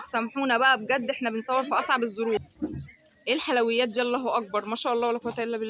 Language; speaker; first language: Arabic; native; Arabic